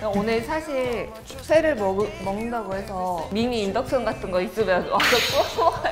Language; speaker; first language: Korean; non-native, fluent; Mongolian